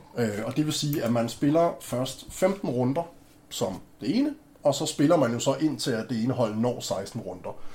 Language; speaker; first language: Danish; native; Danish